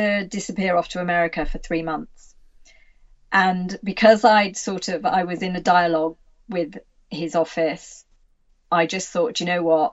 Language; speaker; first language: English; native; English